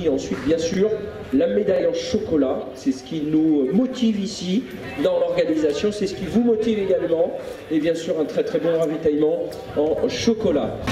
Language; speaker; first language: French; native; French